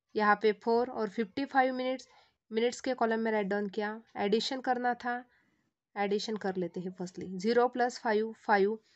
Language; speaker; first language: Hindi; non-native, local second language; Marathi